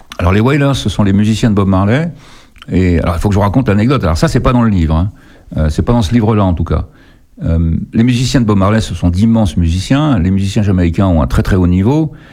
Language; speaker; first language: French; native; French